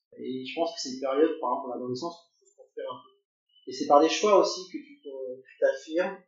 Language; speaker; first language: French; early bilingual, other home language; Cantonese